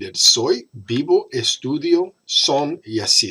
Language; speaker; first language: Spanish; non-native, fluent; English